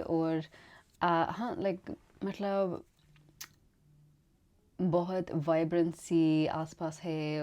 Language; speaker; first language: Hindi; non-native, learner; English